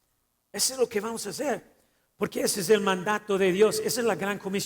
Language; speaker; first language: Spanish; non-native, fluent; English